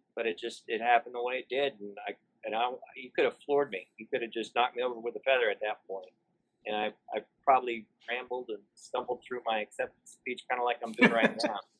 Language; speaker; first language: English; native; English